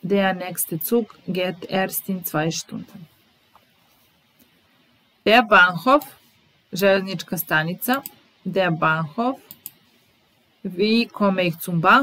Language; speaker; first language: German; non-native, fluent; Serbian